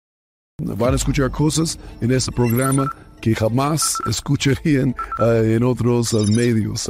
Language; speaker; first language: Spanish; non-native, learner; English